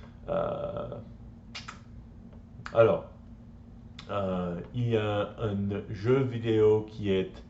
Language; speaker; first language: French; non-native, learner; English